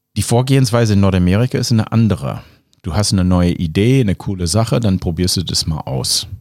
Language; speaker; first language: German; non-native, fluent; English